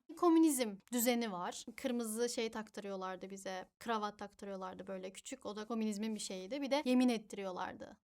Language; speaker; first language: Turkish; early bilingual, other home language; Uyghur